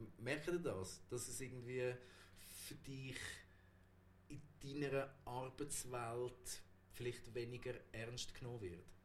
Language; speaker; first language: German; native; German